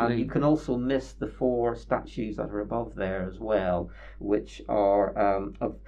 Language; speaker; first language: English; native; English